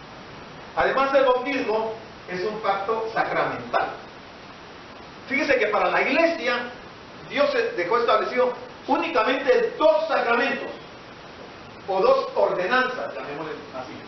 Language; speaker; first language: Spanish; native; Spanish